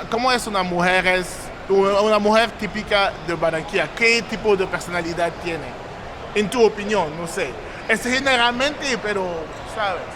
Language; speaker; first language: Spanish; non-native, learner; English